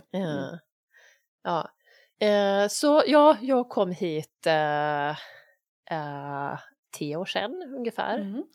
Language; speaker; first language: Swedish; non-native, fluent; Bosnian